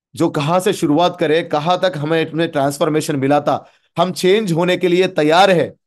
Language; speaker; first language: Hindi; non-native, local second language; Telugu